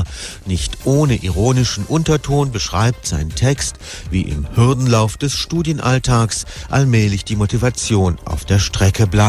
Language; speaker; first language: German; native; German